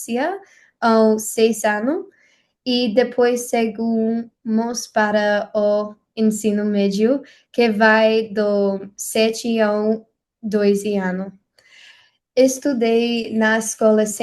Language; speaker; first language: Portuguese; non-native, learner; English